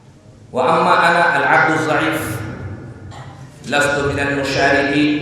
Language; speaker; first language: Arabic; non-native, fluent; Urdu